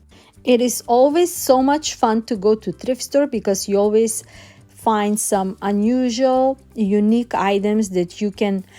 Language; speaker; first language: English; non-native, fluent; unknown